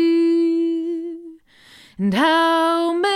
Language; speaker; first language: English; native; English